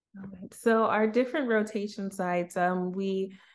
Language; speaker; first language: English; native; English